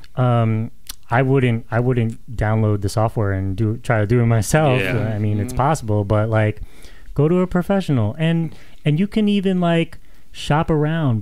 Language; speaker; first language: English; native; English